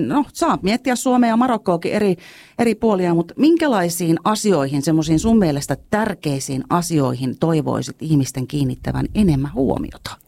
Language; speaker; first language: Finnish; native; Finnish